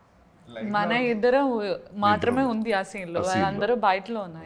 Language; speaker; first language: Telugu; non-native, learner; Malayalam